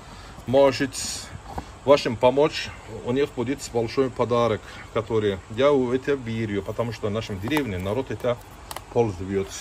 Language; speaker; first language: Russian; non-native, learner; Turkish